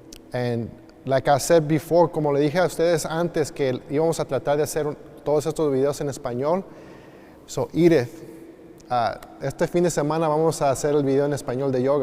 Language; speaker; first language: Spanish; early bilingual, heritage; Spanish